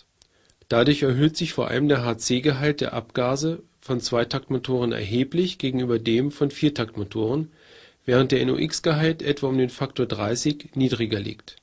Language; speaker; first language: German; native; German